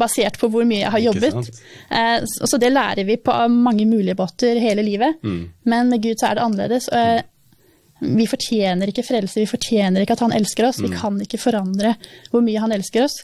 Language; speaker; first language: Norwegian; native; Norwegian